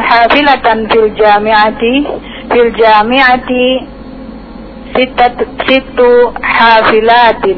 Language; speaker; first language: Arabic; non-native, learner; Indonesian